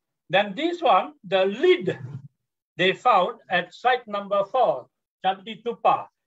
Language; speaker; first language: English; non-native, local second language; Tamil